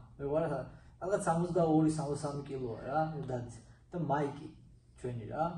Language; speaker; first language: Georgian; early bilingual, heritage; Georgian